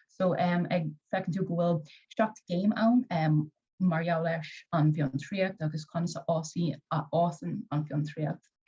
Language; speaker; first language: Irish; native; Irish